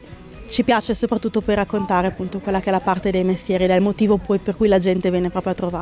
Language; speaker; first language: Italian; native; Italian